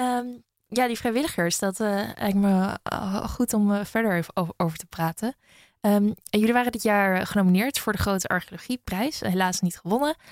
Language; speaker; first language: Dutch; native; Dutch